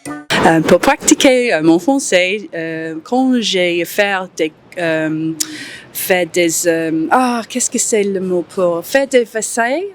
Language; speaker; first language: French; non-native, learner; English